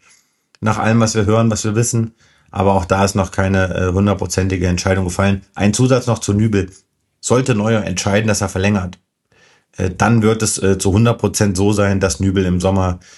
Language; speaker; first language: German; native; German